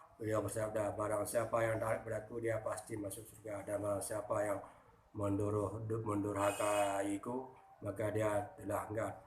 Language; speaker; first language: Malay; non-native, local second language; Achinese